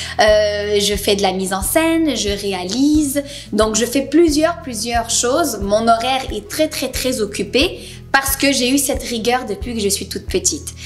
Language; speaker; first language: French; native; French